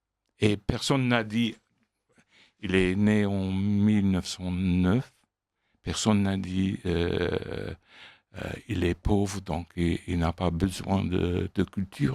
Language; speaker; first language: French; non-native, fluent; English